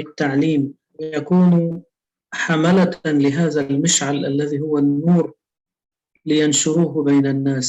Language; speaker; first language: Arabic; native; Arabic